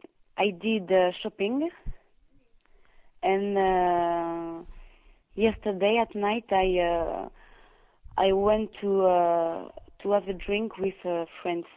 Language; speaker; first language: English; non-native, learner; French